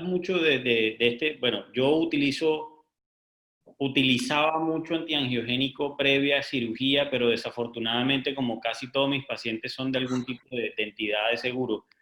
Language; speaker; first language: Spanish; native; Spanish